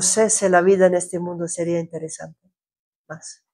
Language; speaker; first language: Spanish; non-native, fluent; Croatian